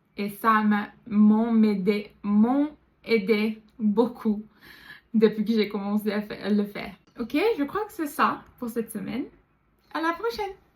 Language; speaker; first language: French; non-native, learner; Portuguese